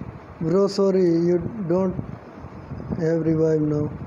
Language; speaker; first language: English; non-native, learner; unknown